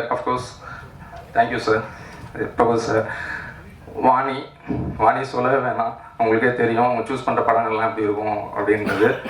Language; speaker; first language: Tamil; native; Tamil